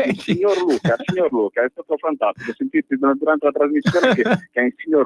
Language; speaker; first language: Italian; native; Italian